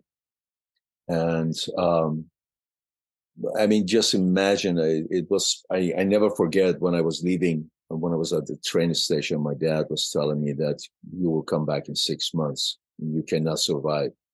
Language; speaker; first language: English; non-native, fluent; Persian